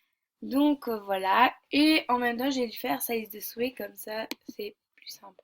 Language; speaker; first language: French; native; French